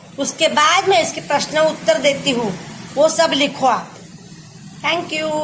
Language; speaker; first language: Hindi; non-native, local second language; Marathi